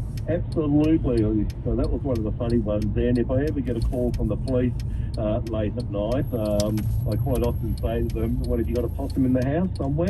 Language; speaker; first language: English; native; English